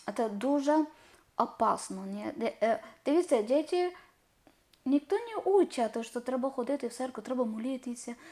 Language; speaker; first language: Ukrainian; non-native, learner; Malayalam